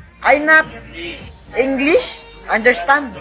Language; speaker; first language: English; non-native, learner; Filipino